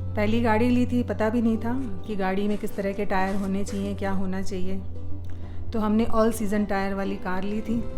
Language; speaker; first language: Hindi; native; Hindi